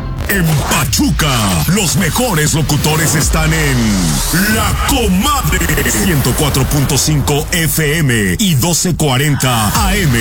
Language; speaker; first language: Spanish; native; Spanish